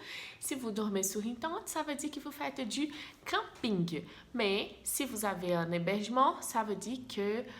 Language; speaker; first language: French; non-native, fluent; Portuguese